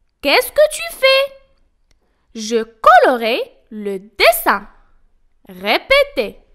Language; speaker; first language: French; non-native, local second language; Arabic